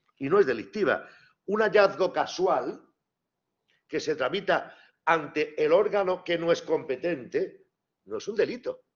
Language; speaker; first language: Spanish; native; Spanish